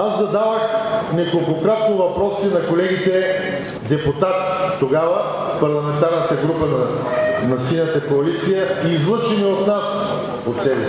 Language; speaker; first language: Bulgarian; native; Bulgarian